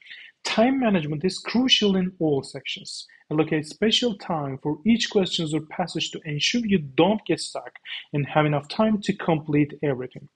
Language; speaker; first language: English; non-native, fluent; Turkish